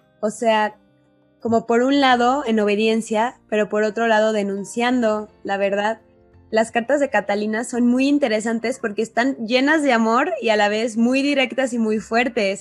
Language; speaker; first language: Spanish; native; Spanish